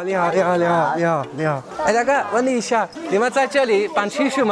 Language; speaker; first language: Chinese; non-native, fluent; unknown